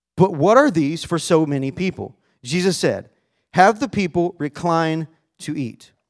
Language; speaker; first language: English; native; English